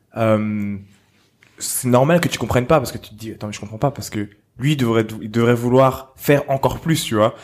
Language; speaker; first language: French; native; French